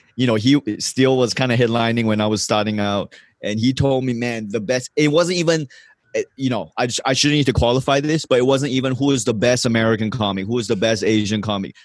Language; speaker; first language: English; native; English